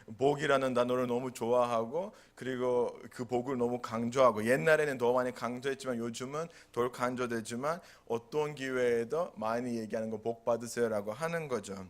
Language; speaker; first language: Korean; non-native, fluent; Turkish